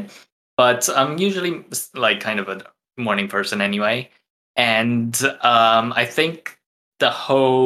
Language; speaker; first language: English; non-native, fluent; Chinese